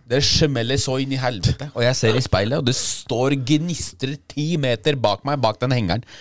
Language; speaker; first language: Norwegian; early bilingual, other home language; Polish